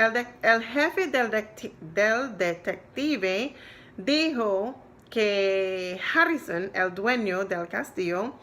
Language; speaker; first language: Spanish; non-native, learner; English